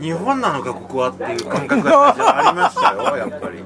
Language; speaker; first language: Japanese; native; Japanese